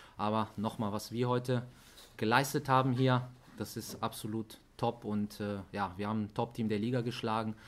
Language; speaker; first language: German; early bilingual, other home language; Greek